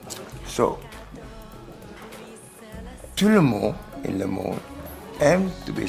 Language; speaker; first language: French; non-native, learner; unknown